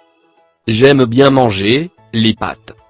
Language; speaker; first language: French; non-native, learner; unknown